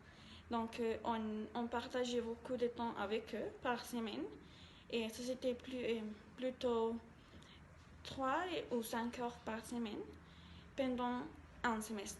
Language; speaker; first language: French; non-native, learner; Spanish